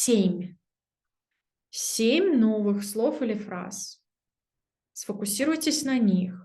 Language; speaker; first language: Russian; native; Russian